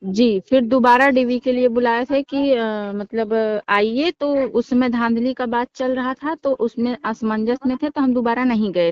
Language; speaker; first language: Hindi; native; Hindi